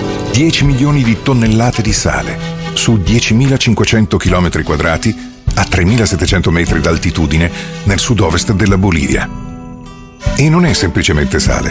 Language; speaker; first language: Italian; native; Italian